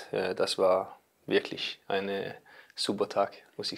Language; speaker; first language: German; non-native, learner; Danish